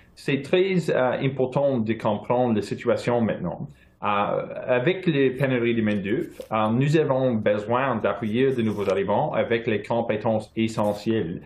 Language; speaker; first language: French; non-native, local second language; English